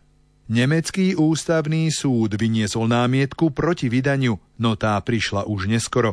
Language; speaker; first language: Slovak; native; Slovak